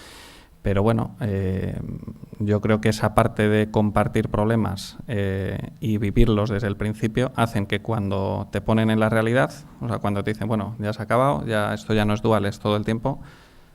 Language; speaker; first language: Spanish; native; Spanish